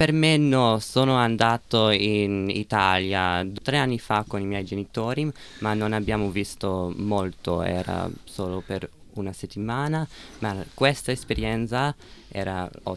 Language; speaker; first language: Italian; non-native, learner; English